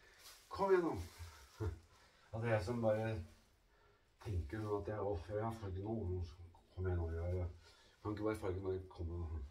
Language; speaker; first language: Norwegian; native; Norwegian